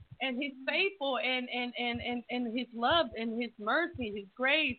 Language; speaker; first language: English; early bilingual, other home language; Spanish